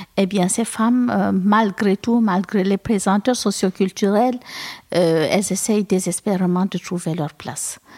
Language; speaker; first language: French; non-native, local second language; Fula